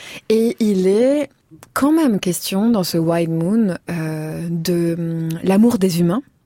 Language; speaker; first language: French; native; French